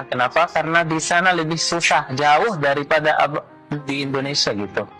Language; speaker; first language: Indonesian; non-native, fluent; Arabic